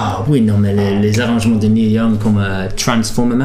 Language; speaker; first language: French; early bilingual, heritage; English